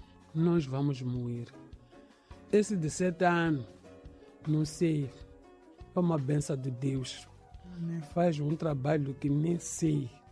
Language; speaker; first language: Portuguese; non-native, local second language; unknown